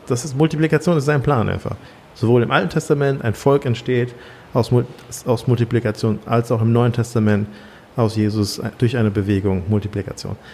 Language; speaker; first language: German; native; German